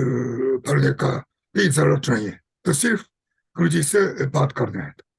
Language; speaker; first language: Hindi; non-native, fluent; Japanese